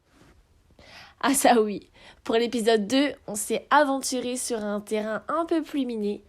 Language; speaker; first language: French; native; French